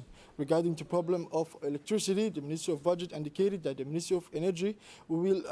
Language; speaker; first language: English; non-native, fluent; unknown